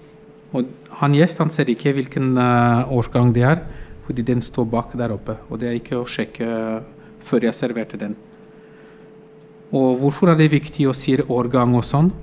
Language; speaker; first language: Norwegian; non-native, fluent; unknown